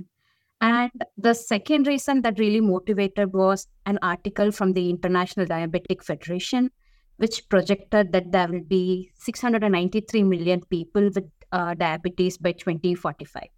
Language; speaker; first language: English; non-native, local second language; Tamil